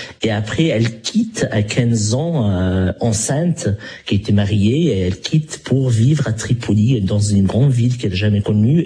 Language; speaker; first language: French; non-native, local second language; Arabic